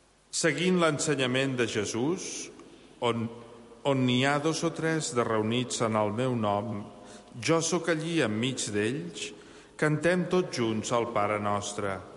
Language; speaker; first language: Catalan; native; Catalan